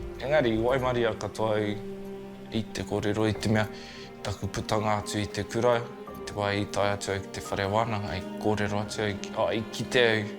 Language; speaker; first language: Māori; non-native, local second language; English